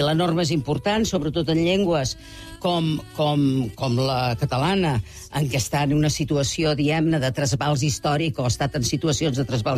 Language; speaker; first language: Catalan; native; Catalan